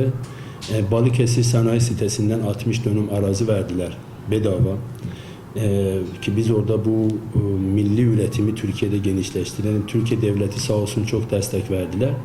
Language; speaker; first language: Turkish; non-native, fluent; Azerbaijani